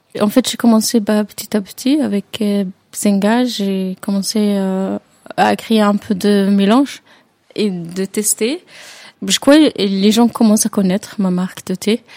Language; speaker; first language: French; non-native, fluent; Arabic